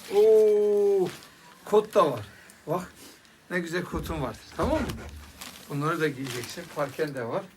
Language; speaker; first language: Turkish; native; Turkish